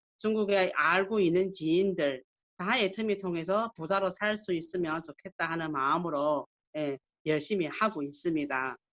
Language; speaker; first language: Korean; non-native, learner; Chinese